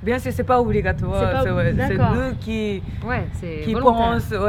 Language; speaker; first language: French; non-native, learner; Japanese